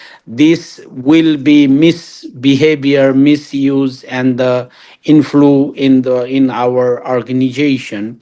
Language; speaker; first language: English; non-native, learner; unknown